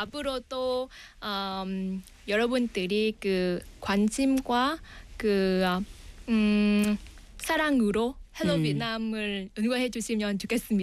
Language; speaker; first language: Korean; non-native, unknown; Vietnamese